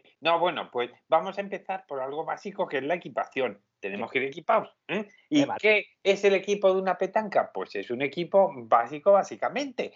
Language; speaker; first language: Spanish; native; Spanish